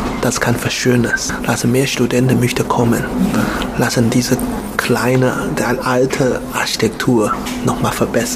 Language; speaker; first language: German; non-native, learner; Chinese